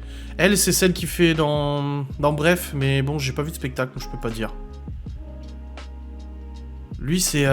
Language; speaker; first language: French; native; French